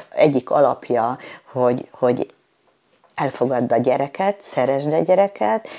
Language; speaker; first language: Hungarian; native; Hungarian